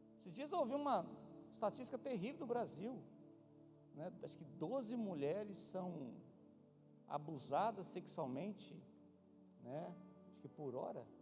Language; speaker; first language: Portuguese; native; Portuguese